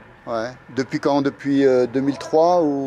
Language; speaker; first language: French; native; French